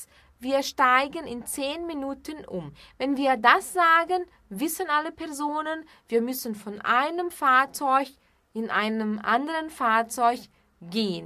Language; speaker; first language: German; non-native, fluent; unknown